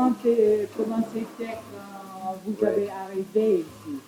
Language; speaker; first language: French; non-native, learner; Dutch